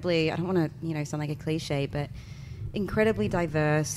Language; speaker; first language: English; native; English